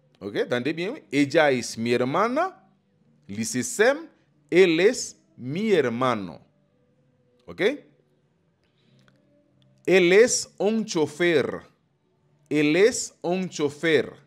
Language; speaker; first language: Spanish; non-native, fluent; Haitian Creole